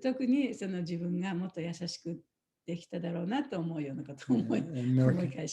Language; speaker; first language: Japanese; native; Japanese